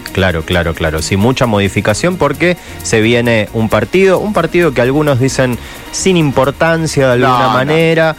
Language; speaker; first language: Spanish; native; Spanish